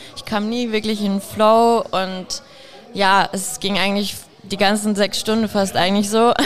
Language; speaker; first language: German; native; German